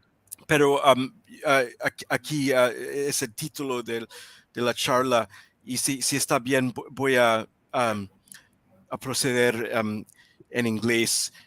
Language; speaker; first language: Spanish; non-native, learner; English